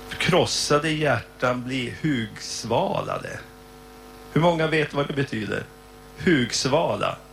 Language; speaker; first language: Swedish; native; Swedish